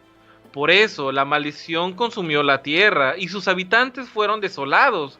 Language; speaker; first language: Spanish; native; Spanish